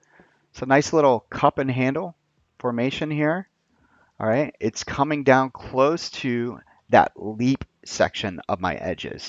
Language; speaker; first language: English; native; English